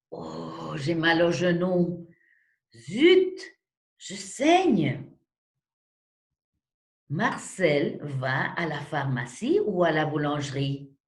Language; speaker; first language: French; non-native, fluent; Spanish